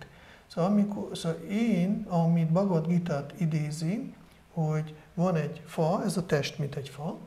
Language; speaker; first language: Hungarian; non-native, fluent; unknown